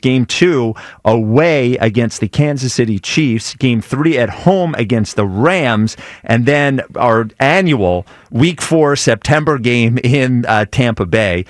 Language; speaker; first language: English; native; English